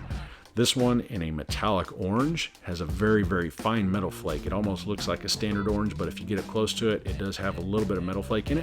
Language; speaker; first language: English; native; English